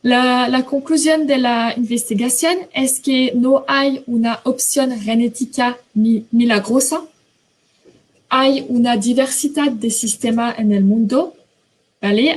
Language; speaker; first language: Spanish; non-native, fluent; French